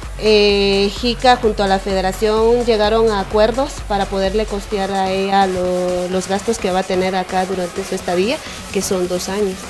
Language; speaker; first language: Spanish; native; Spanish